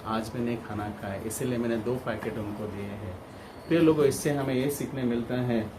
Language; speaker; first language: Hindi; non-native, local second language; Kannada